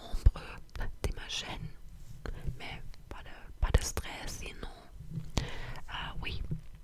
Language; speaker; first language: French; non-native, fluent; English